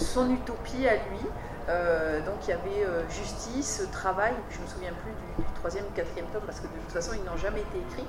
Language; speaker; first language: French; native; French